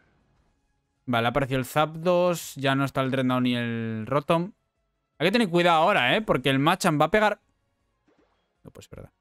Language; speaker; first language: Spanish; native; Spanish